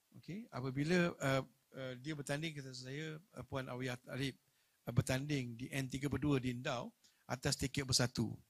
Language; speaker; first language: Malay; native; Malay